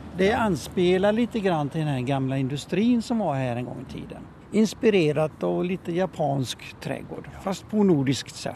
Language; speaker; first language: Swedish; native; Swedish